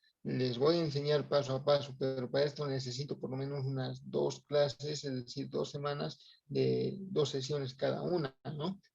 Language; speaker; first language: Spanish; native; Spanish